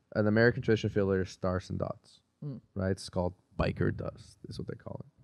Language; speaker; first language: English; early bilingual, other home language; Spanish